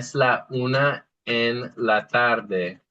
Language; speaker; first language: Spanish; non-native, fluent; English